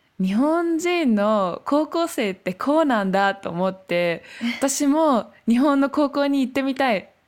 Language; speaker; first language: Japanese; early bilingual, heritage; German